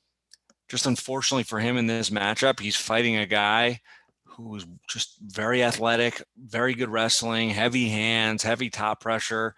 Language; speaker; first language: English; native; English